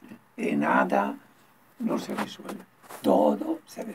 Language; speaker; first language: Spanish; non-native, learner; Italian